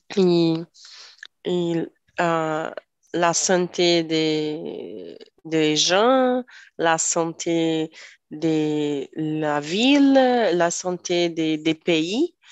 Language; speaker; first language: French; non-native, learner; Portuguese